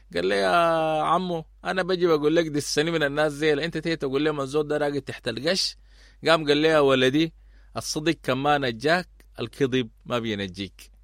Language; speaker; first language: Arabic; native; Arabic